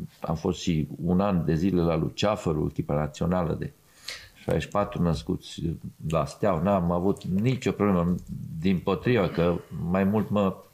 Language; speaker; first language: Romanian; non-native, local second language; Serbian